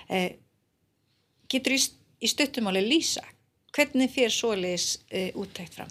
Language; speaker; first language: Icelandic; native; Icelandic